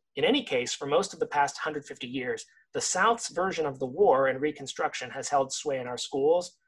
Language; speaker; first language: English; native; English